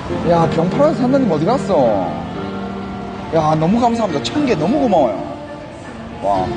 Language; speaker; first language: Korean; native; Korean